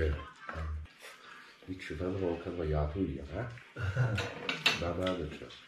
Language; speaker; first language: Chinese; non-native, local second language; Kazakh